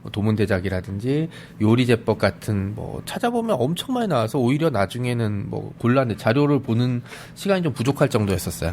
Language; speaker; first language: Korean; native; Korean